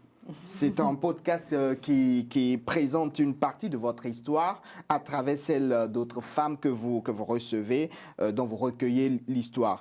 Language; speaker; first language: French; native; French